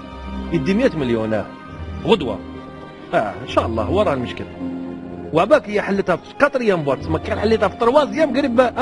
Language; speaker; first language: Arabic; native; Arabic